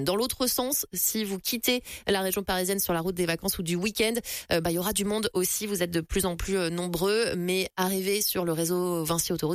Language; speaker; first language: French; native; French